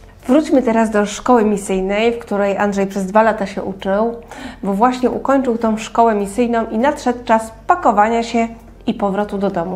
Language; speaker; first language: Polish; native; Polish